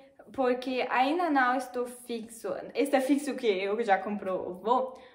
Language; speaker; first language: Portuguese; non-native, fluent; German